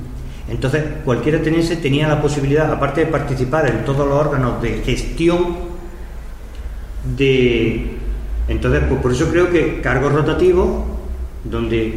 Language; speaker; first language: Spanish; native; Spanish